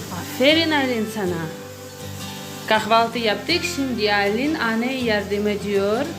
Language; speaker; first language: Turkish; non-native, learner; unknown